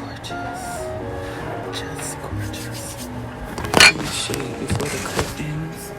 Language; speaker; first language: English; native; English